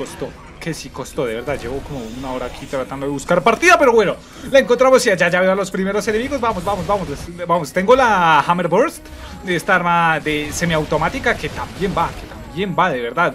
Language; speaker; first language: Spanish; native; Spanish